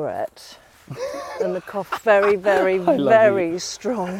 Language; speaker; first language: English; native; English